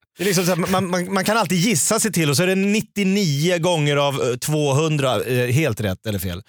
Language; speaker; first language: Swedish; native; Swedish